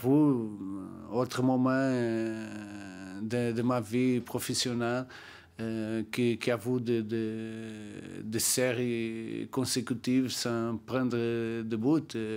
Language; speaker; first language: French; non-native, learner; Portuguese